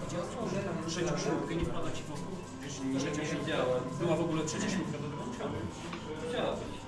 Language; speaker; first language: Polish; native; Polish